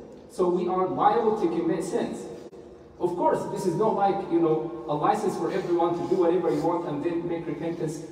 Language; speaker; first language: English; non-native, fluent; Arabic